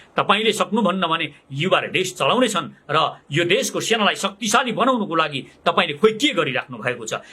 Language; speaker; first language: Nepali; native; Nepali